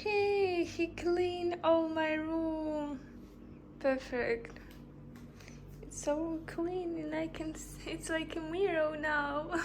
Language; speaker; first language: English; non-native, learner; Russian